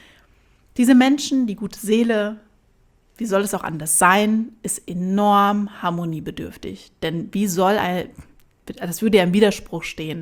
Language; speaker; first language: German; native; German